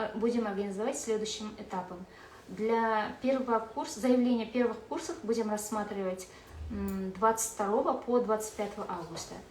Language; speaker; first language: Russian; non-native, local second language; Kazakh